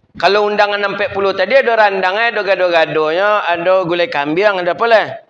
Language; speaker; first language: Malay; non-native, local second language; Minangkabau